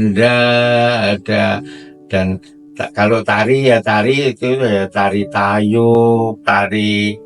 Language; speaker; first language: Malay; non-native, local second language; Javanese